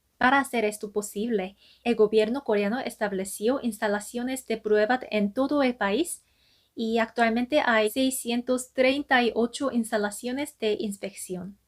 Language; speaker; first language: Spanish; non-native, fluent; Korean